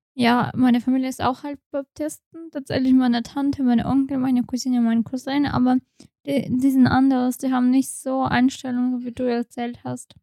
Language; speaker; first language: German; non-native, fluent; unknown